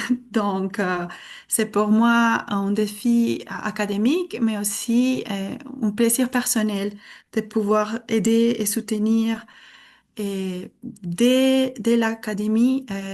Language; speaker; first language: French; non-native, fluent; Spanish